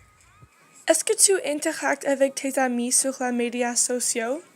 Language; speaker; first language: French; non-native, learner; English